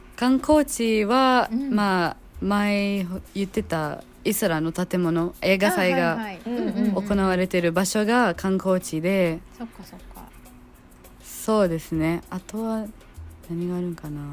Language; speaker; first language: Japanese; non-native, fluent; Arabic